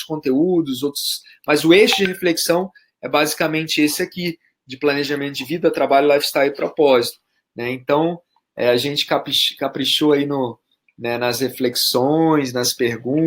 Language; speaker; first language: Portuguese; native; Portuguese